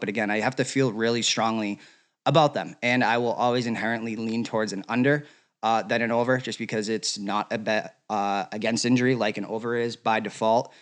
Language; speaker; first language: English; native; English